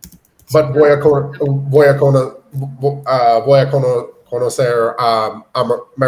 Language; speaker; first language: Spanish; non-native, learner; English